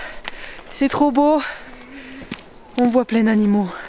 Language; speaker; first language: French; native; French